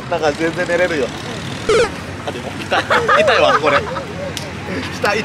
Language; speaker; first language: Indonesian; native; Indonesian